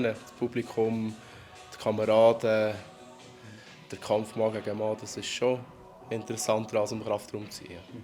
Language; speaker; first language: German; native; German